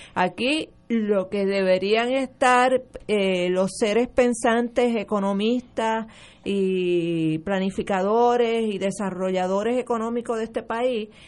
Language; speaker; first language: Spanish; early bilingual, other home language; English